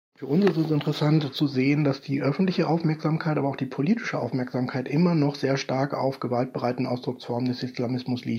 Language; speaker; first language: German; native; German